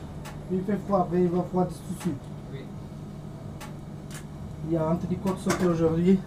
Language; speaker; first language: French; non-native, learner; Turkish